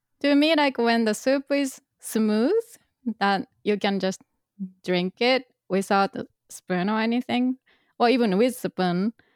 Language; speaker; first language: English; non-native, fluent; Japanese